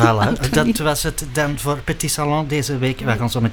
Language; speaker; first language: Dutch; native; Dutch